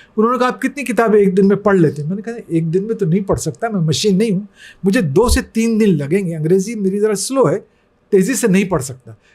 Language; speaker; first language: Urdu; native; Urdu